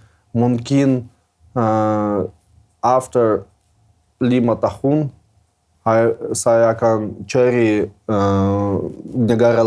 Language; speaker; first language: Indonesian; non-native, learner; Russian